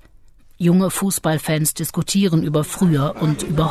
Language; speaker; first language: German; native; German